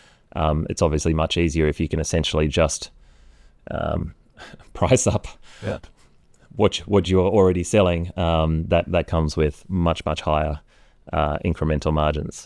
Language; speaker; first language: English; native; English